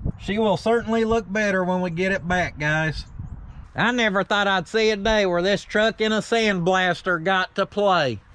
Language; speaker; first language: English; native; English